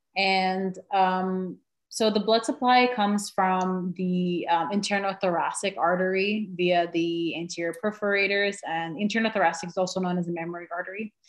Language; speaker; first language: English; native; English